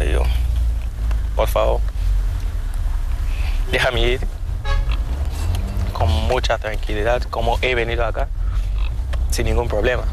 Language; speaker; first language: Spanish; non-native, fluent; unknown